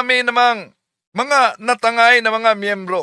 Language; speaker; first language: Filipino; native; Filipino